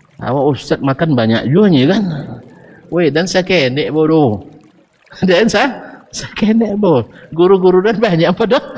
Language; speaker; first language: Malay; non-native, local second language; Minangkabau